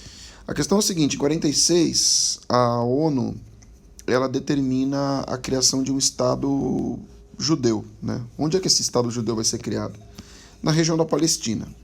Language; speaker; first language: Portuguese; native; Portuguese